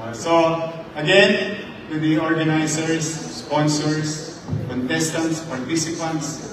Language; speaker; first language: English; non-native, local second language; Filipino